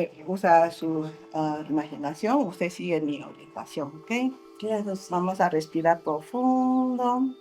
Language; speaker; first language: Spanish; non-native, learner; Chinese